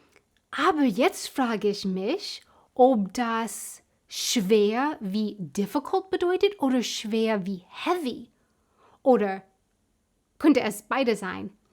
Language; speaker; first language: German; non-native, fluent; English